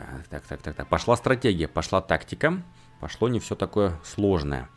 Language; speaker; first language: Russian; native; Russian